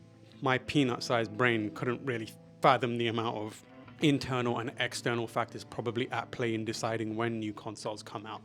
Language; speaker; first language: English; native; English